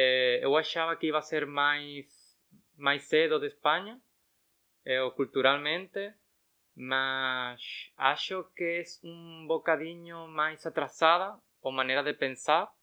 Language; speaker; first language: Portuguese; non-native, learner; Spanish